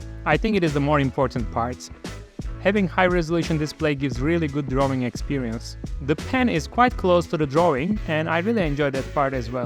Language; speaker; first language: English; non-native, fluent; Turkish